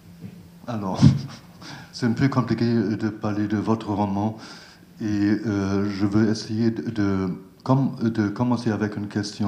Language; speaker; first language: French; non-native, learner; German